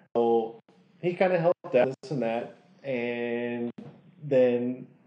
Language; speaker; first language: English; native; English